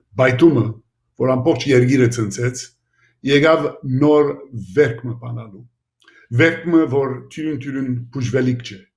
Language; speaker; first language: Armenian; early bilingual, heritage; Armenian